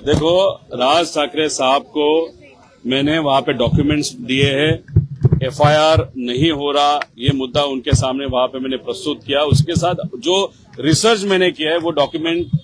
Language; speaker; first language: Hindi; non-native, local second language; Marathi